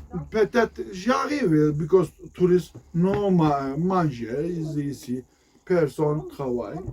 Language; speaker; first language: French; non-native, learner; Turkish